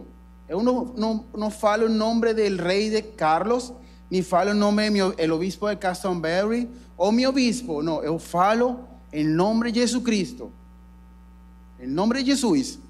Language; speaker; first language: Portuguese; non-native, learner; Spanish